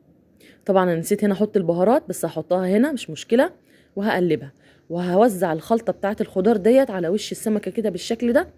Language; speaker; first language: Arabic; native; Arabic